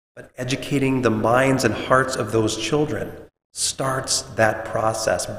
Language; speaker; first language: English; native; English